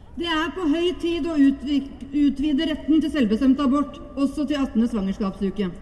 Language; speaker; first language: Norwegian; native; Norwegian